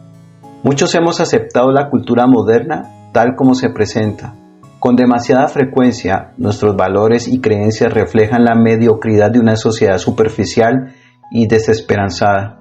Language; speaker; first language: Spanish; native; Spanish